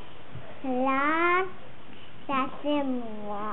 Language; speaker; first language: French; non-native, learner; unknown